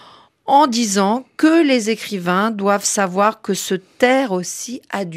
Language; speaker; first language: French; native; French